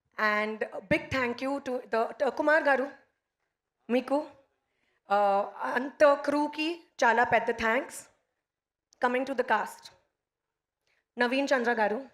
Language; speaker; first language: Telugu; non-native, local second language; Hindi